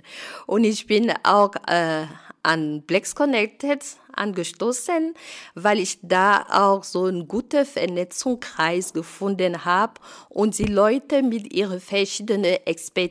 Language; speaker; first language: German; non-native, fluent; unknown